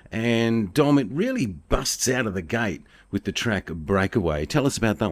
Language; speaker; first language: English; native; English